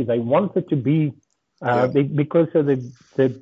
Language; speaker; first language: English; non-native, local second language; Afrikaans